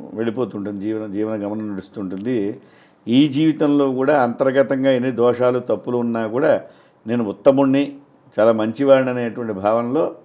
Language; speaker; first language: Telugu; native; Telugu